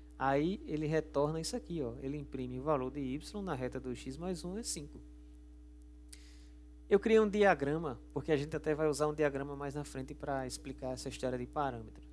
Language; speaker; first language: Portuguese; native; Portuguese